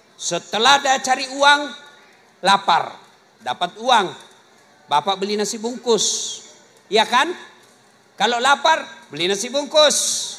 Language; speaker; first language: Indonesian; non-native, local second language; Buginese